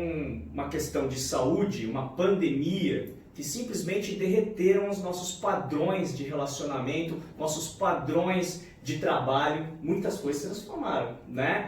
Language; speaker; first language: Portuguese; native; Portuguese